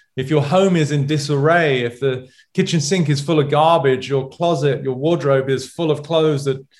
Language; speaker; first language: English; native; English